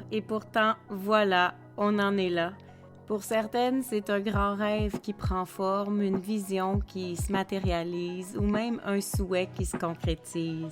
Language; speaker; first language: French; native; French